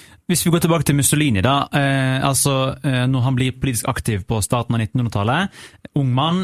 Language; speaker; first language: Norwegian; native; Norwegian